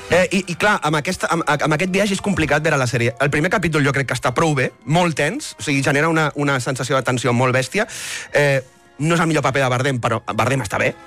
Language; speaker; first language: Catalan; native; Catalan